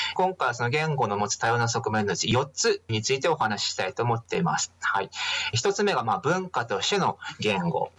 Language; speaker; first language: Japanese; native; Japanese